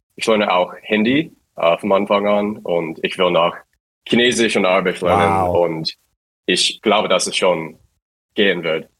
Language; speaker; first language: German; non-native, fluent; English